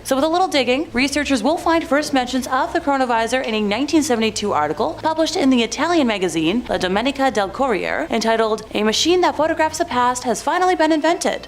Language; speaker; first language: English; native; English